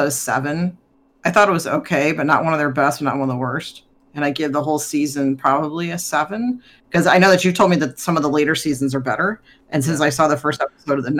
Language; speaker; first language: English; native; English